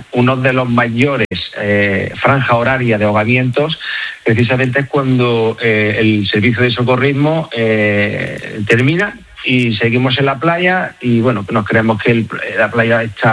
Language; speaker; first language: Spanish; native; Spanish